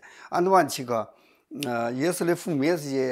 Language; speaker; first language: Russian; non-native, learner; Chinese